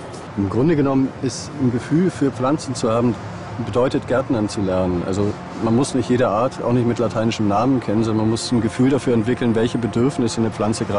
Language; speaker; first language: German; native; German